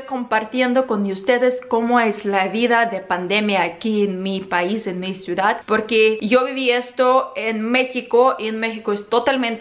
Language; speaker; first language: Spanish; non-native, fluent; Ukrainian